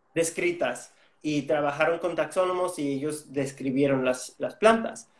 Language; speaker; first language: Spanish; non-native, fluent; English